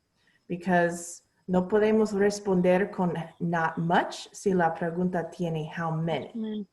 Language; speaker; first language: Spanish; non-native, learner; English